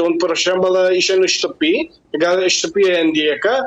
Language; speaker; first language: Albanian; early bilingual, heritage; Albanian